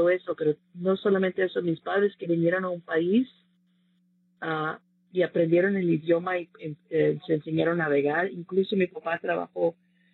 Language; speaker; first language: Spanish; early bilingual, heritage; Spanish